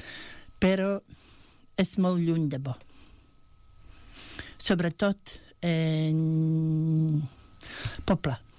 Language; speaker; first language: Catalan; non-native, fluent; Bosnian